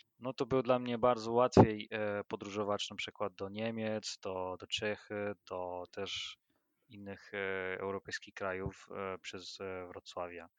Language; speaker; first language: Polish; non-native, learner; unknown